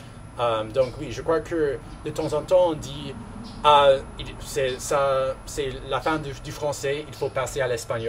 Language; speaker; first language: French; non-native, local second language; English